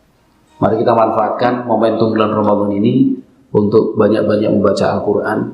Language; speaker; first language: Indonesian; native; Indonesian